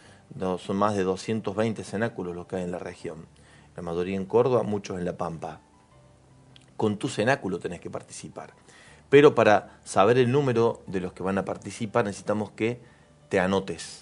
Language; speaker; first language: Spanish; native; Spanish